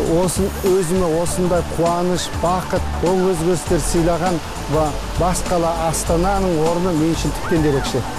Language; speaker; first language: Kazakh; early bilingual, heritage; Kazakh